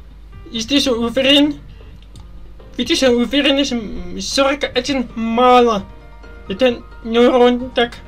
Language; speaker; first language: Russian; non-native, learner; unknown